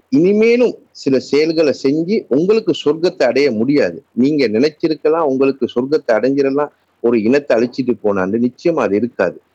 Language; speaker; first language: Tamil; native; Tamil